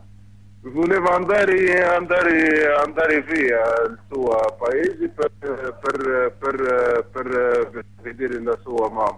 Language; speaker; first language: Italian; non-native, learner; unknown